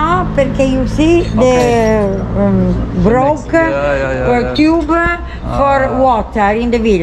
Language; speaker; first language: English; non-native, learner; Italian